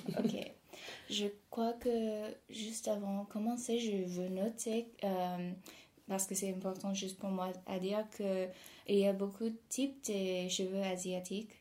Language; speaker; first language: French; non-native, fluent; English